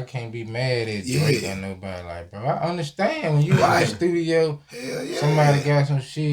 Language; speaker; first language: English; native; English